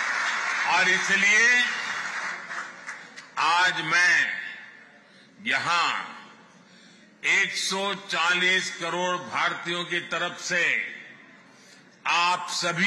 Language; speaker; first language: Hindi; non-native, local second language; Gujarati